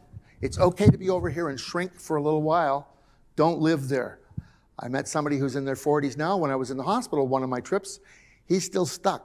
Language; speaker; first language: English; native; English